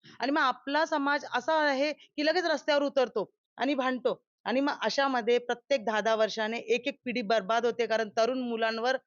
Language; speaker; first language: Marathi; native; Marathi